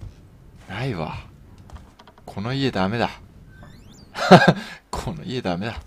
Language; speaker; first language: Japanese; native; Japanese